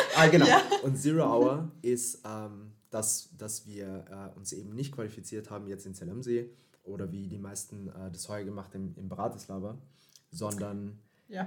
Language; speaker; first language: German; early bilingual, other home language; Filipino